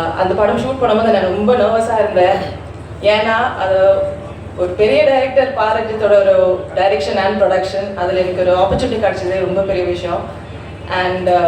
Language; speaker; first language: Tamil; non-native, learner; Malayalam